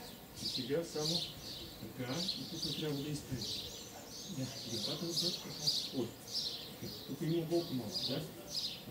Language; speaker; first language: Bulgarian; non-native, learner; Russian